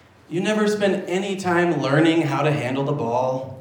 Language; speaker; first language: English; native; English